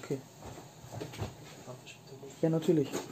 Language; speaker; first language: German; native; German